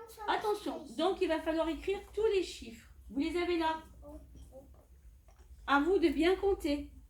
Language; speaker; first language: French; native; French